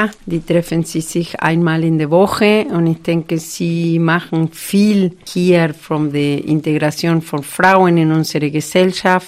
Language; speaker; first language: German; non-native, fluent; Spanish